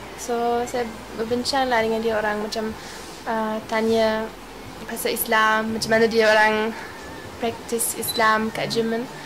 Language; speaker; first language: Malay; non-native, fluent; German